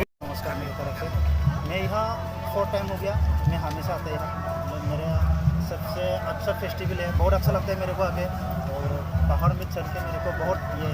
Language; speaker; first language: Hindi; non-native, local second language; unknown